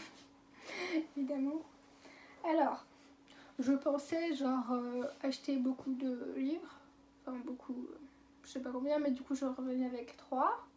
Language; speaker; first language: French; native; French